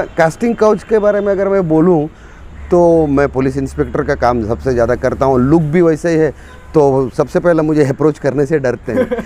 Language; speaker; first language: Hindi; non-native, local second language; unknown